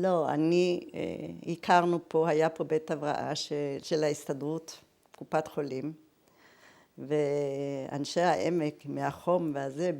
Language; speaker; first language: Hebrew; early bilingual, other home language; German